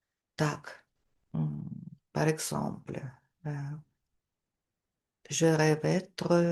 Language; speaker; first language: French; non-native, fluent; Russian